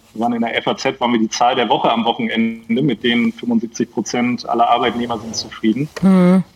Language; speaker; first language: German; native; German